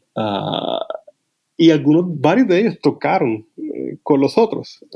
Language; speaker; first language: Spanish; native; Spanish